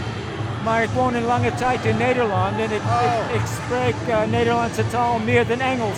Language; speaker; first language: Dutch; non-native, fluent; English